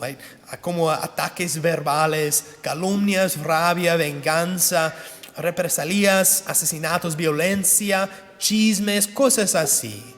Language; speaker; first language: Spanish; non-native, fluent; English